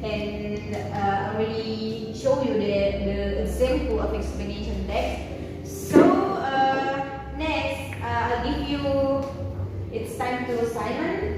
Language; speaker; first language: English; non-native, fluent; Indonesian